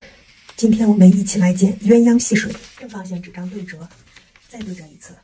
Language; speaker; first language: Chinese; native; Chinese